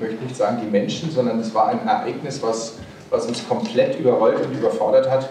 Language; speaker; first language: German; native; German